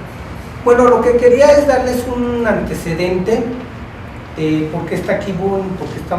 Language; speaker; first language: Spanish; native; Spanish